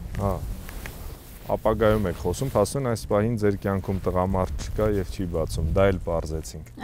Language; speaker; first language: Armenian; native; Armenian